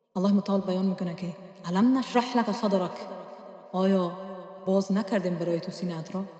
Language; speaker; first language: Persian; native; Persian